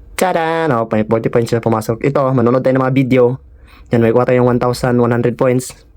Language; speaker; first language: Filipino; non-native, local second language; Cebuano